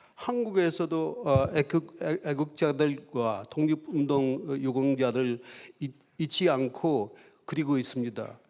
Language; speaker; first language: Korean; non-native, fluent; Russian